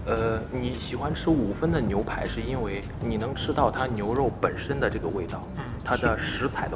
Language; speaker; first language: Chinese; native; Chinese